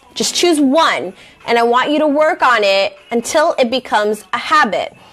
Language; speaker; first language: English; native; English